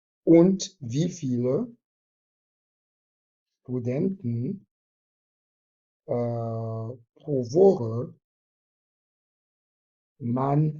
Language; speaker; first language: German; non-native, fluent; French